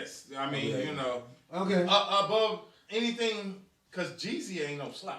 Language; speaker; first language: English; native; English